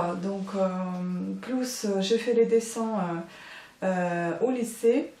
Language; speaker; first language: French; non-native, fluent; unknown